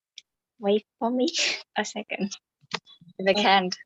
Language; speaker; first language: English; non-native, fluent; Vietnamese